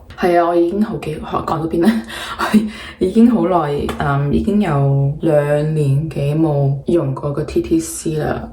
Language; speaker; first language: Cantonese; early bilingual, heritage; Cantonese